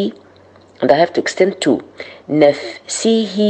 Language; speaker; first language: English; non-native, fluent; Arabic